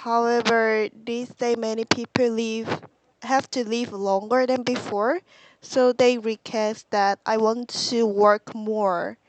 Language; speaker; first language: English; non-native, learner; Korean